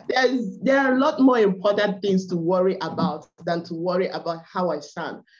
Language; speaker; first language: English; non-native, local second language; Igbo